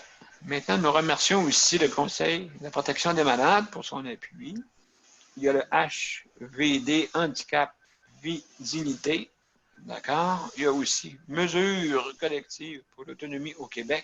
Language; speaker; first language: French; native; French